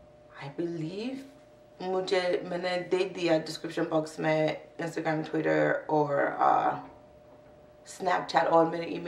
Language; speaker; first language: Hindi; non-native, learner; English